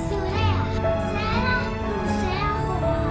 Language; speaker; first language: Basque; non-native, local second language; Spanish